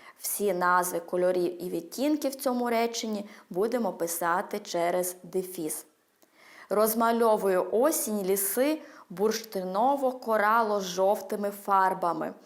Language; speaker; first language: Ukrainian; early bilingual, heritage; Ukrainian